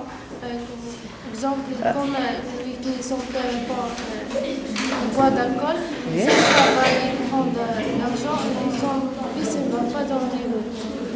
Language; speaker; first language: French; non-native, learner; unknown